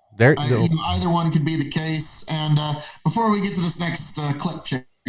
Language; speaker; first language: English; native; English